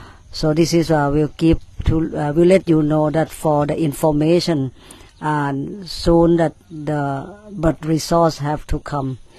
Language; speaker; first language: English; non-native, learner; Thai